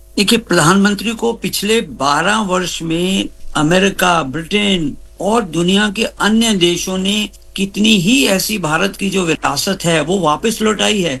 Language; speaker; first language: Hindi; native; Hindi